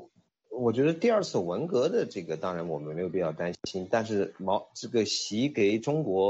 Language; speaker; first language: Chinese; native; Chinese